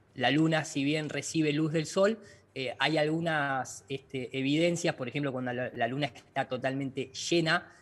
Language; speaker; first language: Spanish; native; Spanish